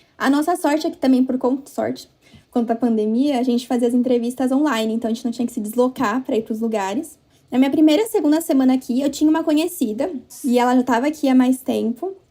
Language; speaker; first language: Portuguese; native; Portuguese